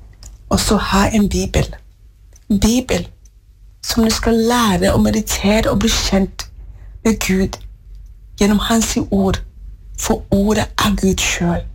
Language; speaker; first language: Norwegian; non-native, fluent; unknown